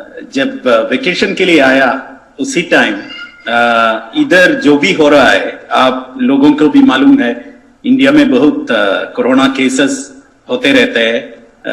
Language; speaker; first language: Hindi; non-native, fluent; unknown